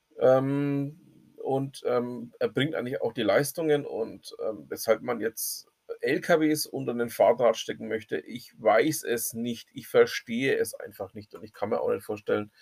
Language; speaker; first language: German; native; German